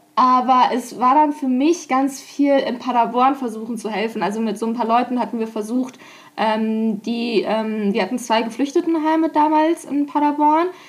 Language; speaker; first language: German; native; German